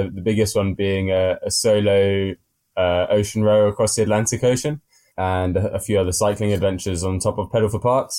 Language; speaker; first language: English; native; English